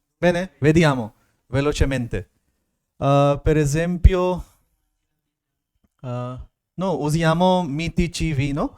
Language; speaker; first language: Italian; non-native, fluent; Hindi